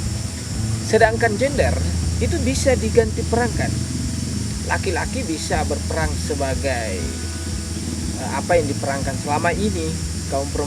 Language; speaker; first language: Indonesian; native; Indonesian